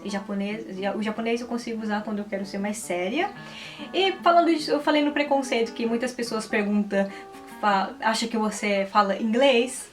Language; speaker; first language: Portuguese; early bilingual, heritage; Portuguese